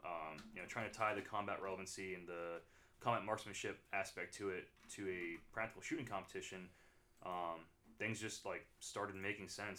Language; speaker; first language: English; native; English